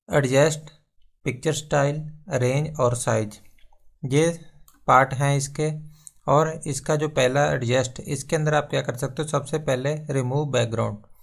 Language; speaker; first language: Hindi; non-native, local second language; Punjabi